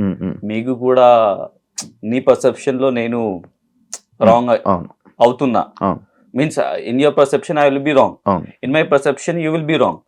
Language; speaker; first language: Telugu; non-native, learner; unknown